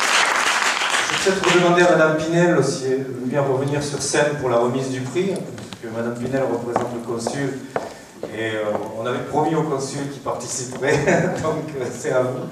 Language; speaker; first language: French; native; French